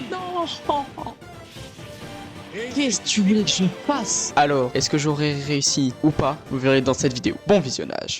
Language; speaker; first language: French; native; French